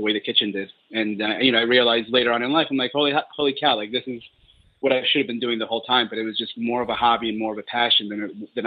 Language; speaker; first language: English; native; English